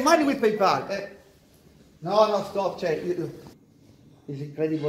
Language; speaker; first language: English; non-native, learner; Italian